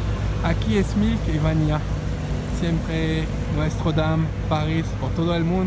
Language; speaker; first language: Spanish; non-native, learner; French